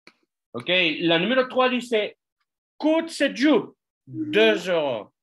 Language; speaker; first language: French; non-native, fluent; Spanish